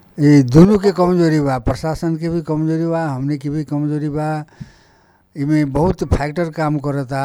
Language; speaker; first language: Bhojpuri; non-native, local second language; Nepali